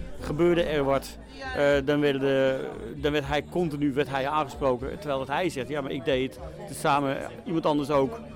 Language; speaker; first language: Dutch; native; Dutch